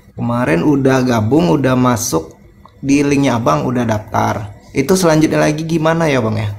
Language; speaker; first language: Indonesian; native; Indonesian